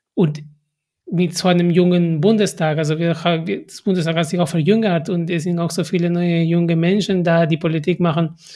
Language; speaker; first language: German; non-native, fluent; Spanish